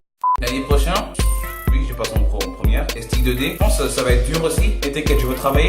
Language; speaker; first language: French; non-native, learner; English